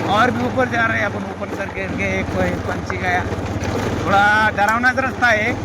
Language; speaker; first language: Hindi; non-native, local second language; Marathi